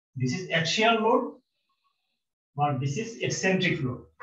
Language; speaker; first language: English; non-native, local second language; Bangla